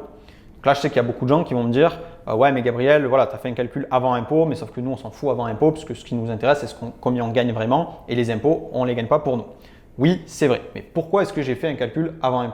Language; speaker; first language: French; native; French